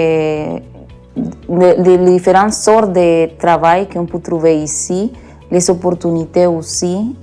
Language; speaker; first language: French; non-native, learner; Spanish